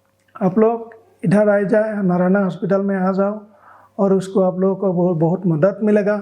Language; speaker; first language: Hindi; non-native, local second language; Assamese